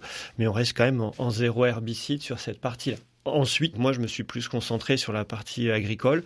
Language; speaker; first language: French; native; French